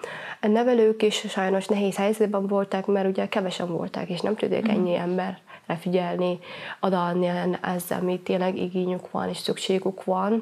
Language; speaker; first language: Hungarian; non-native, fluent; Somali